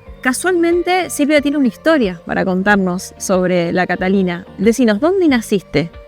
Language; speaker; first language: Spanish; native; Spanish